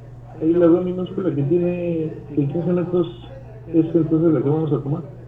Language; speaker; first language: Spanish; native; Spanish